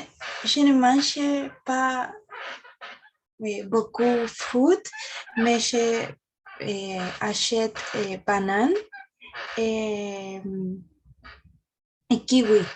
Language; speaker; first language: French; non-native, learner; Spanish